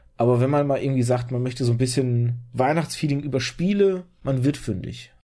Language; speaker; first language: German; early bilingual, other home language; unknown